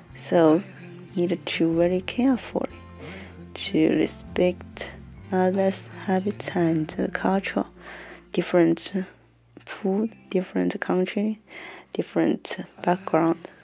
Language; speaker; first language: English; non-native, learner; Chinese